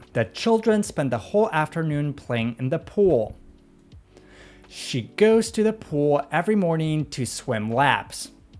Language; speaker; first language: English; non-native, fluent; Polish